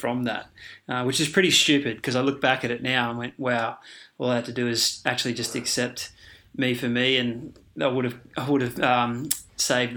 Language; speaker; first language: English; native; English